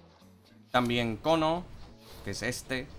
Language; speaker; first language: Spanish; non-native, fluent; English